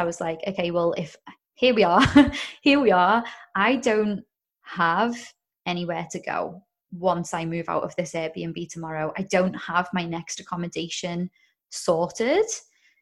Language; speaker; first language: English; native; English